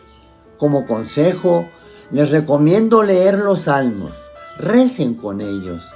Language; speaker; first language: Spanish; native; Spanish